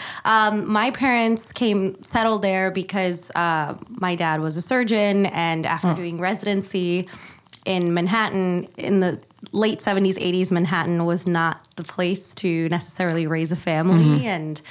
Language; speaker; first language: English; early bilingual, other home language; Kannada